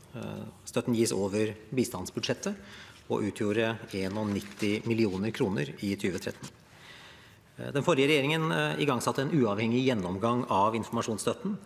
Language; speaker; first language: Norwegian; native; Norwegian